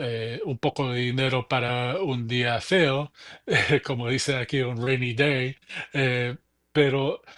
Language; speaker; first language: Spanish; early bilingual, heritage; English